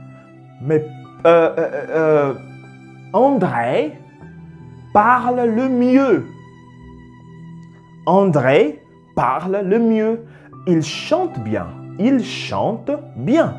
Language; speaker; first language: French; non-native, fluent; Portuguese